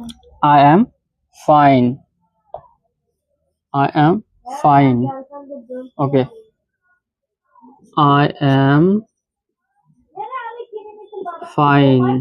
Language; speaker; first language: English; non-native, learner; Bangla